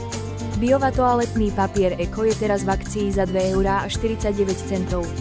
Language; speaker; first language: Slovak; native; Slovak